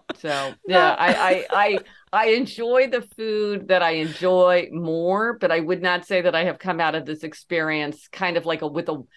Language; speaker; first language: English; native; English